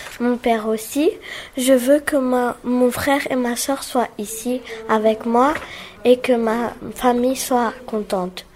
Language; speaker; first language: French; non-native, learner; Romanian